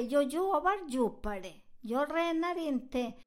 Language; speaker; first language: Swedish; non-native, learner; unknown